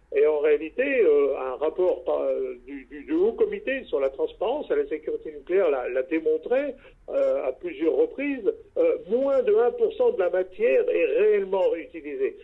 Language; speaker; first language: French; native; French